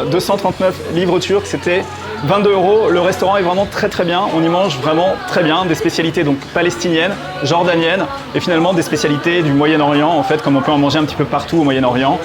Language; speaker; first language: French; native; French